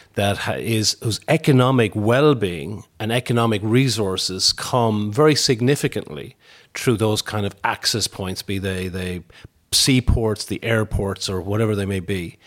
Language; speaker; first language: English; native; English